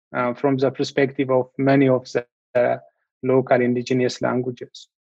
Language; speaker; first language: English; non-native, fluent; Amharic